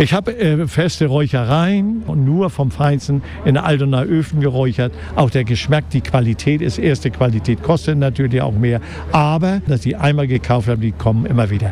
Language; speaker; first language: German; native; German